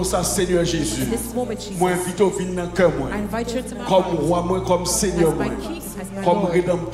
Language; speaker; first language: French; non-native, local second language; Haitian Creole